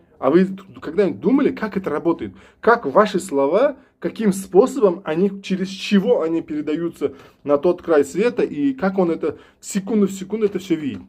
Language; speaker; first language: Russian; non-native, local second language; Uzbek